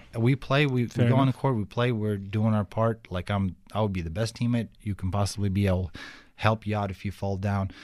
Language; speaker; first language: English; non-native, fluent; Ukrainian